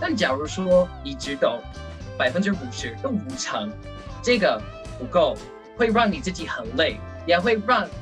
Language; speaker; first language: Chinese; non-native, fluent; English